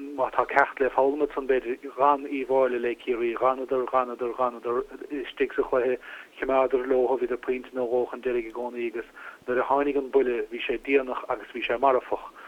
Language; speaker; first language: Irish; native; Irish